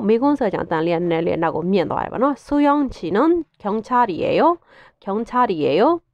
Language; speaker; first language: Korean; non-native, fluent; Burmese